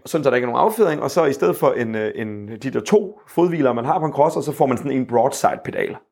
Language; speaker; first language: Danish; native; Danish